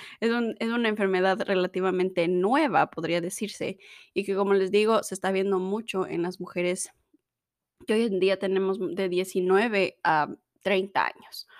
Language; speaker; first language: Spanish; native; Spanish